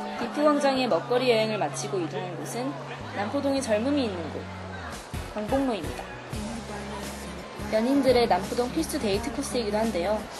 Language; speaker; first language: Korean; native; Korean